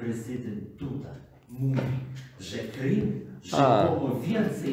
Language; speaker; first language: Polish; non-native, fluent; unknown